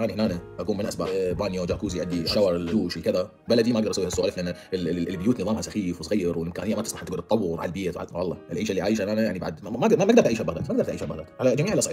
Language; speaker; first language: Arabic; native; Arabic